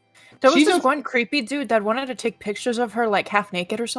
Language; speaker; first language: English; native; English